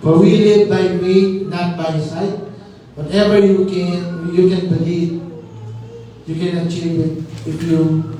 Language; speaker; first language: English; non-native, local second language; Filipino